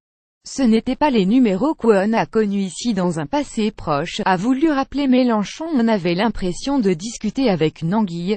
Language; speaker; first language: French; native; French